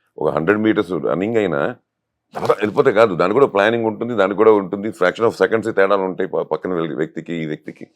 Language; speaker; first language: Telugu; native; Telugu